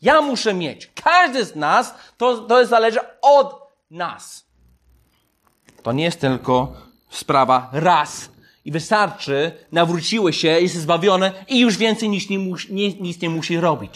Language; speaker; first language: Polish; non-native, fluent; English